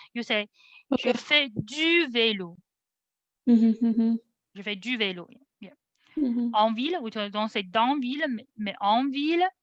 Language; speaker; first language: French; non-native, fluent; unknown